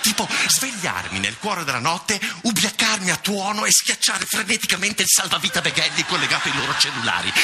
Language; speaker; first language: Italian; native; Italian